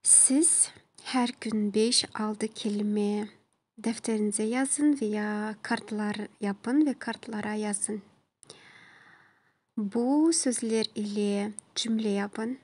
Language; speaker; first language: Turkish; non-native, learner; Kazakh